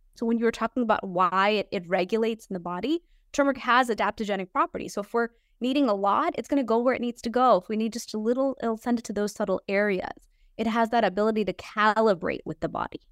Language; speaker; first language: English; native; English